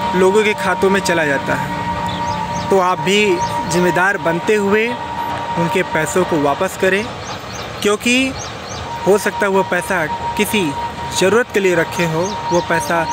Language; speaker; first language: Hindi; native; Hindi